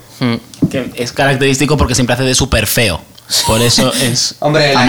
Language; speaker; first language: Spanish; native; Spanish